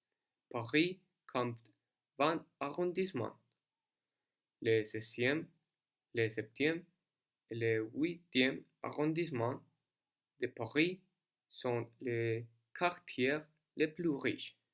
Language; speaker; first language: French; non-native, learner; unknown